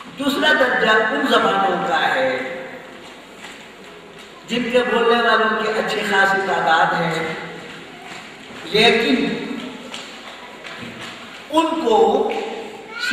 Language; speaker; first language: Urdu; non-native, local second language; Khowar